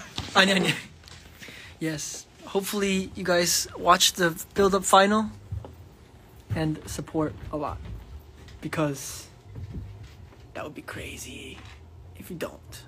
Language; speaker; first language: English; non-native, learner; Korean